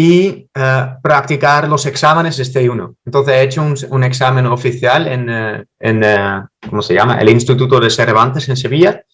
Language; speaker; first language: Spanish; non-native, fluent; Dutch